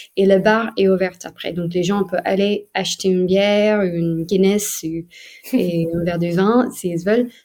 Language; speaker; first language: French; non-native, fluent; English